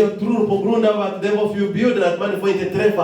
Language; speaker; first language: Swedish; non-native, fluent; Lingala